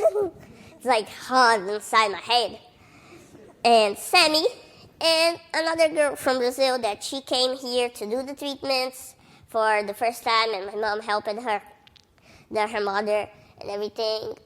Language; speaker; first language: English; early bilingual, other home language; Portuguese